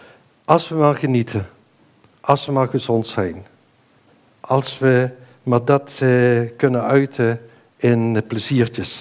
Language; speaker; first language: Dutch; native; Dutch